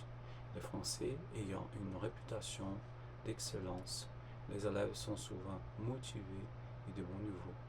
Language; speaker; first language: French; non-native, fluent; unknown